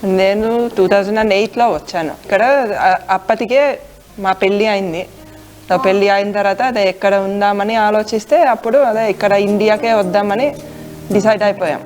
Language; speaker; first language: Telugu; non-native, fluent; Finnish